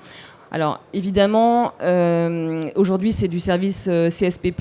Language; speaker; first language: French; native; French